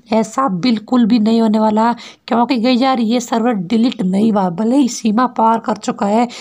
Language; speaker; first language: Hindi; native; Hindi